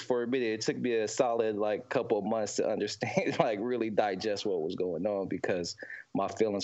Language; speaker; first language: English; native; English